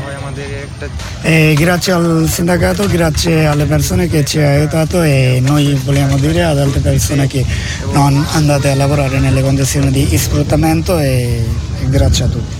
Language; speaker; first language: Italian; non-native, learner; Bangla